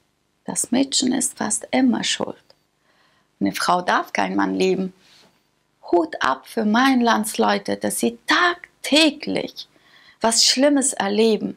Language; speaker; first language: German; early bilingual, other home language; Persian